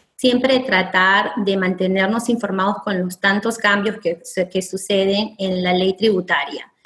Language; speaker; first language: Spanish; native; Spanish